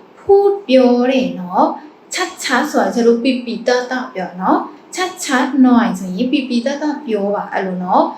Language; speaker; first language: Thai; non-native, fluent; Burmese